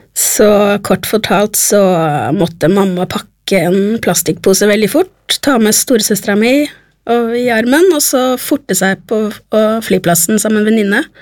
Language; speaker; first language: Norwegian; native; Norwegian